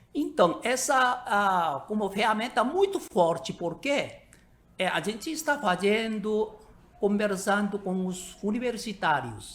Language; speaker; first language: Portuguese; non-native, learner; Korean